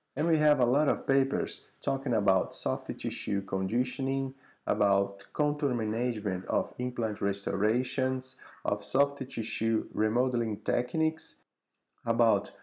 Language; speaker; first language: English; non-native, fluent; Portuguese